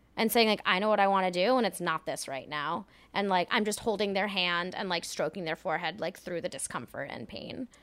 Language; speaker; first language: English; early bilingual, other home language; French